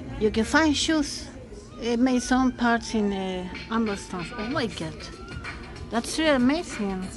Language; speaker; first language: English; non-native, learner; Spanish